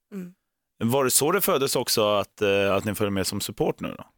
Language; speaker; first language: Swedish; native; Swedish